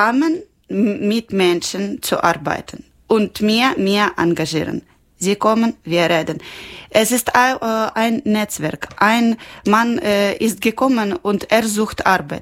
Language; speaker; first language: German; non-native, learner; Ukrainian